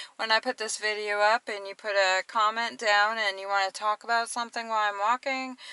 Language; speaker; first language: English; native; English